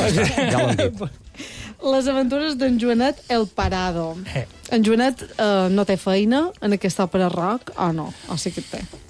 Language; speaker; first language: Catalan; native; Catalan